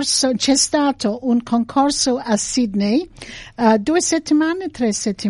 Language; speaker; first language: Italian; early bilingual, heritage; English